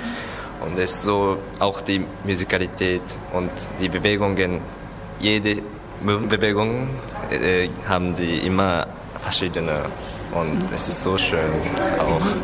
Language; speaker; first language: German; non-native, learner; Japanese